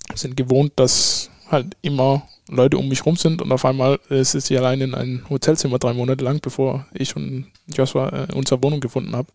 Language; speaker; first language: German; non-native, fluent; Danish